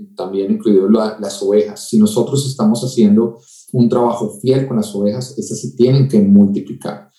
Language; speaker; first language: Spanish; native; Spanish